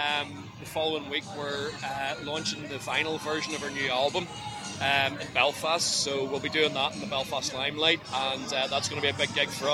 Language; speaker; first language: English; native; English